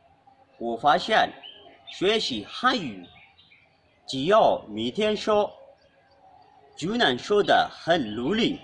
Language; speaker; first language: Chinese; non-native, learner; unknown